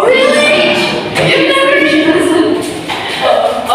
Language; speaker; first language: English; non-native, fluent; Indonesian